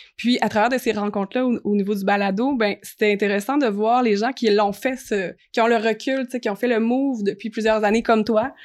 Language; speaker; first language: French; native; French